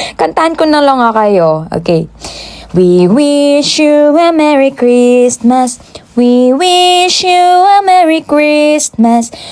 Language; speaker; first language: Filipino; non-native, local second language; Hiligaynon